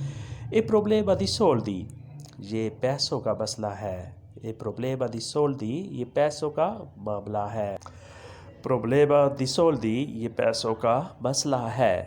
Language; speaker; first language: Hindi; non-native, local second language; Punjabi